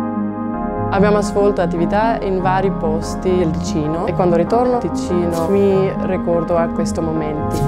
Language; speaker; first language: Italian; non-native, local second language; Swiss German